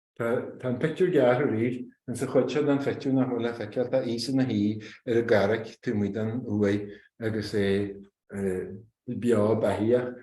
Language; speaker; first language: Irish; native; Irish